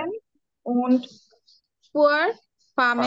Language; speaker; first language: German; non-native, learner; Bangla